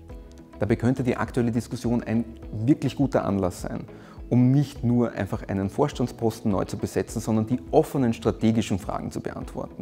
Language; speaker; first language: German; native; German